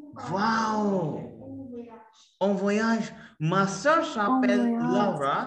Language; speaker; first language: French; non-native, fluent; Hindi